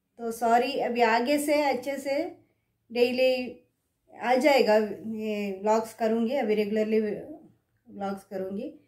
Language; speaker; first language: Hindi; non-native, local second language; Kannada